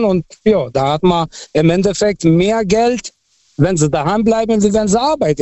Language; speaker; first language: German; non-native, local second language; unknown